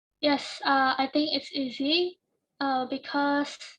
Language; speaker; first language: English; non-native, learner; Indonesian